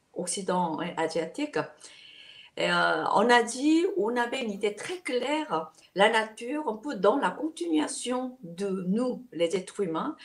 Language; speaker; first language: French; non-native, fluent; Korean